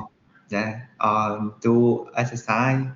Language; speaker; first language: English; non-native, learner; Vietnamese